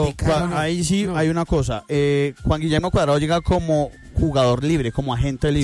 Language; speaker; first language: Spanish; native; Spanish